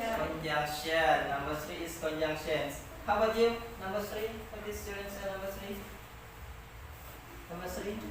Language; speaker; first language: English; non-native, learner; Indonesian